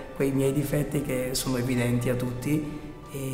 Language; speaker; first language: Italian; native; Italian